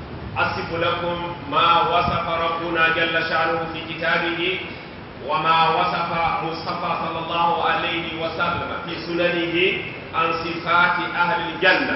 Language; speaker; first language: Arabic; non-native, fluent; Mossi